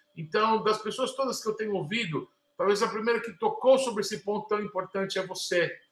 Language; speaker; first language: Portuguese; native; Portuguese